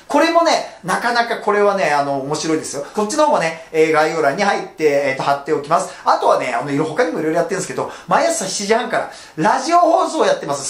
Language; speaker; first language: Japanese; native; Japanese